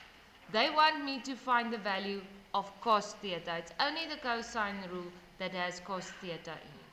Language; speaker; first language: English; non-native, local second language; Afrikaans